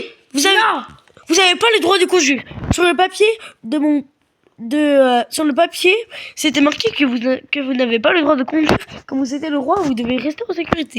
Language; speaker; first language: French; native; French